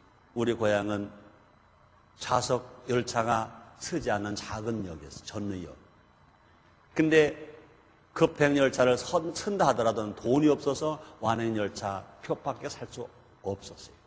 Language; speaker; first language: Korean; native; Korean